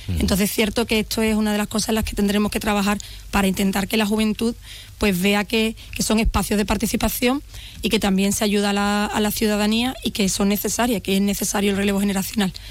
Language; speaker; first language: Spanish; native; Spanish